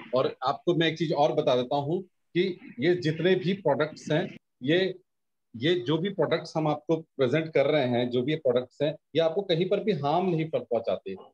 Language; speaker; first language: Hindi; native; Hindi